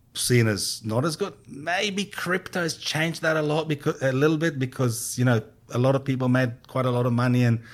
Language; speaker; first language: English; non-native, fluent; Hebrew